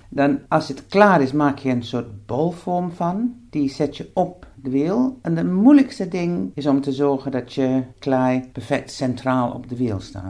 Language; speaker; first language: Dutch; non-native, fluent; English